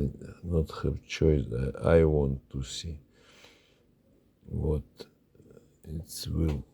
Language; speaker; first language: English; non-native, learner; Russian